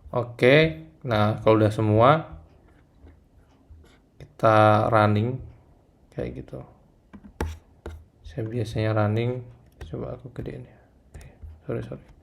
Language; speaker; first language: Indonesian; native; Indonesian